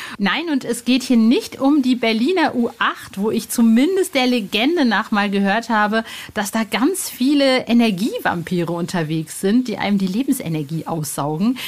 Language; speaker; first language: German; native; German